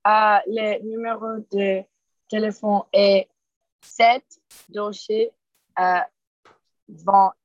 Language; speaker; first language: French; non-native, learner; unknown